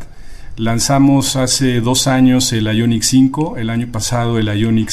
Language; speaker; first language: Spanish; native; Spanish